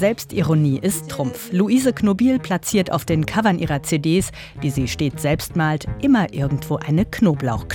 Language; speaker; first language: German; native; German